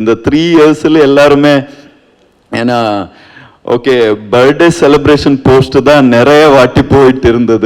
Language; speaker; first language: Tamil; non-native, learner; Kannada